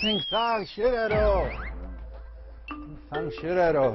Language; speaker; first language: Korean; non-native, learner; English